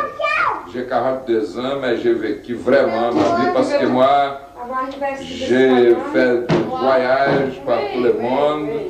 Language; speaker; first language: French; non-native, local second language; Portuguese